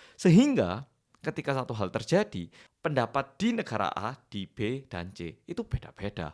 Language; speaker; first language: Indonesian; early bilingual, other home language; Korean